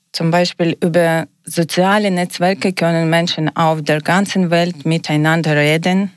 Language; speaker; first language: German; non-native, learner; Ukrainian